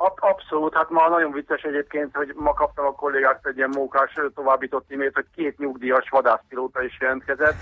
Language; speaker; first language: Hungarian; native; Hungarian